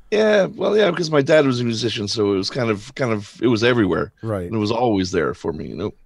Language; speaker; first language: English; native; English